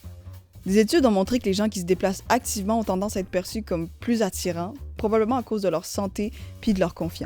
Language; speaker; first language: French; native; French